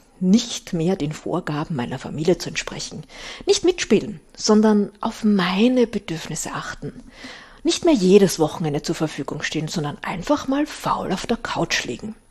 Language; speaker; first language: German; native; German